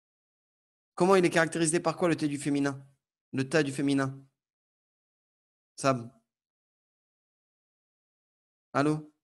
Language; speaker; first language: French; native; French